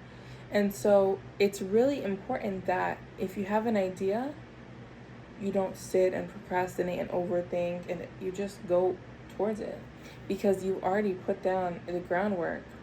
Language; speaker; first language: English; native; English